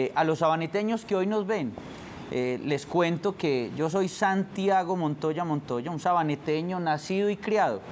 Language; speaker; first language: Spanish; native; Spanish